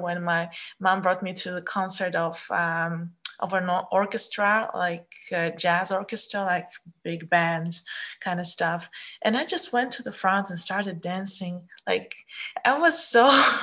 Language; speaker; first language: English; non-native, fluent; Russian